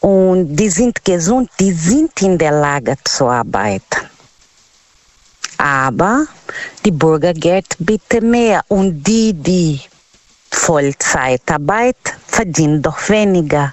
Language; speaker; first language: German; non-native, learner; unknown